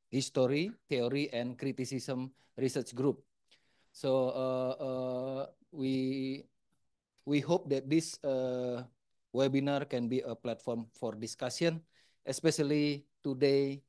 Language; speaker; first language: English; non-native, fluent; Indonesian